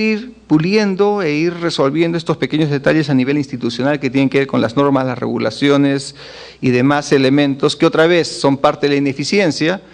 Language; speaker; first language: Spanish; native; Spanish